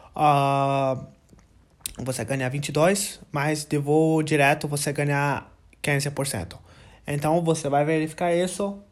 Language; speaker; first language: Portuguese; non-native, learner; English